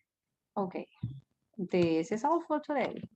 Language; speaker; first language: English; non-native, fluent; Spanish